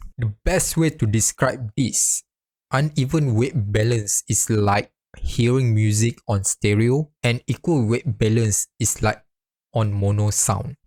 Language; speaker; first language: English; non-native, fluent; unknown